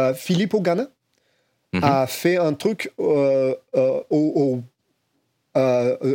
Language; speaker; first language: French; non-native, fluent; English